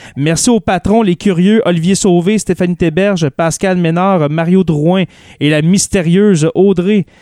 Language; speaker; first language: French; native; French